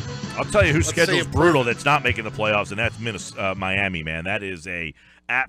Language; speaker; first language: English; native; English